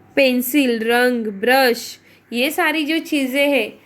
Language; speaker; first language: Hindi; non-native, local second language; Marathi